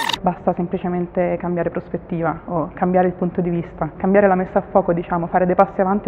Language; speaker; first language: Italian; native; Italian